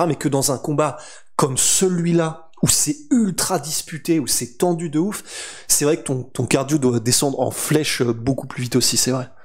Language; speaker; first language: French; native; French